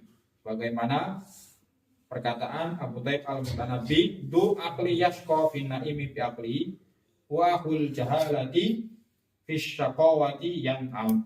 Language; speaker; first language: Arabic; non-native, fluent; Indonesian